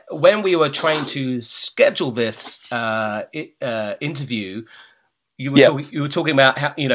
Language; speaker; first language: English; native; English